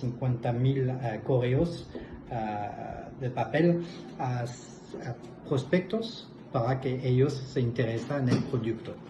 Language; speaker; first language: Spanish; non-native, fluent; French